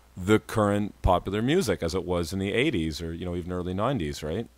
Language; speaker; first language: English; native; English